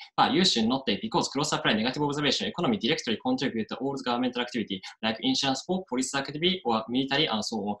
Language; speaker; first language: English; non-native, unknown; Japanese